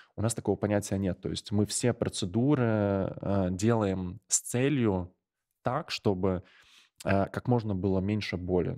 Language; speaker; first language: Russian; non-native, local second language; Latvian